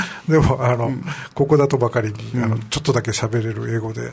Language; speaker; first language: Japanese; native; Japanese